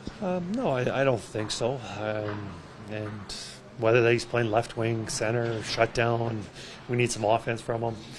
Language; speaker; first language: English; native; English